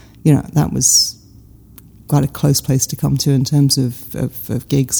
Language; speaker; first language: English; native; English